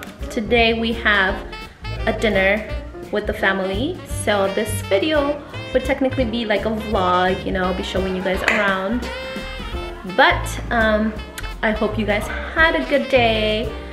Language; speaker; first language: English; early bilingual, other home language; Spanish